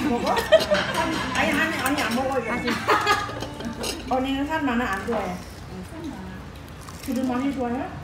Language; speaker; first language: Korean; non-native, learner; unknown